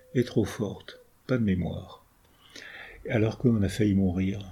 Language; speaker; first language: French; native; French